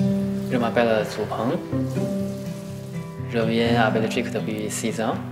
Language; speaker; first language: French; non-native, learner; Chinese